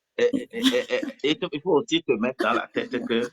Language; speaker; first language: French; non-native, local second language; Ewe